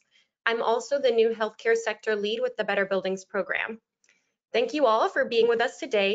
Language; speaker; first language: English; native; English